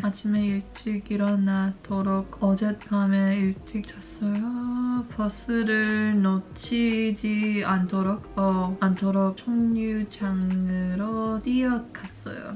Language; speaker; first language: Korean; early bilingual, heritage; Korean